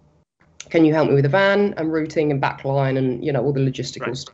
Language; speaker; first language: English; native; English